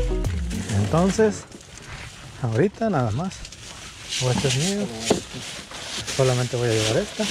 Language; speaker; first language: Spanish; native; Spanish